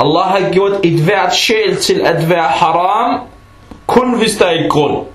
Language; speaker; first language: Danish; non-native, fluent; Arabic